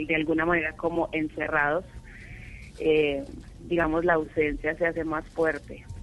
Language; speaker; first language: Spanish; native; Spanish